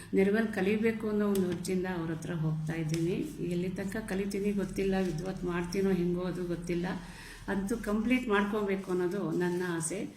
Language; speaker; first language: Kannada; native; Kannada